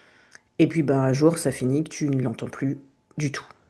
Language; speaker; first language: French; native; French